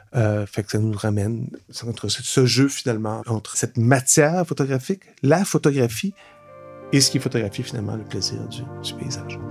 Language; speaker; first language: French; native; French